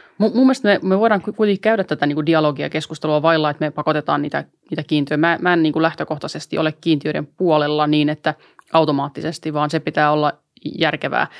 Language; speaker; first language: Finnish; early bilingual, other home language; Albanian